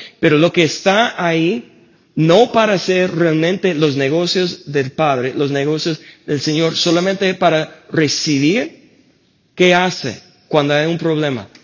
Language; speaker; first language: Spanish; non-native, fluent; English